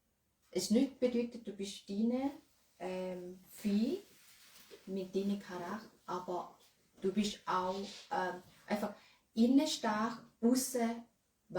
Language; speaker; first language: German; non-native, learner; Thai